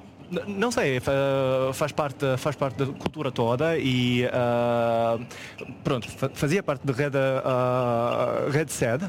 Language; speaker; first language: Portuguese; non-native, learner; Uzbek